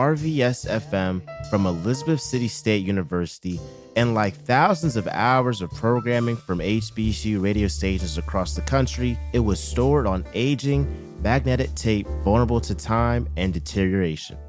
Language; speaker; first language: English; native; English